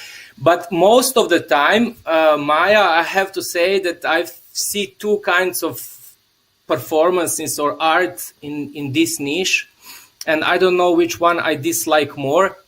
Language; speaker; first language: English; non-native, fluent; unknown